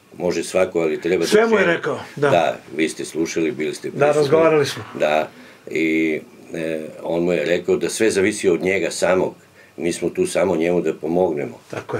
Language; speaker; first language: Serbian; native; Serbian